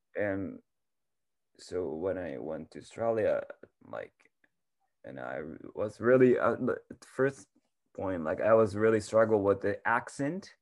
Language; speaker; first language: English; non-native, learner; Japanese